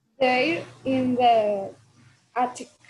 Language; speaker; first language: English; non-native, learner; Spanish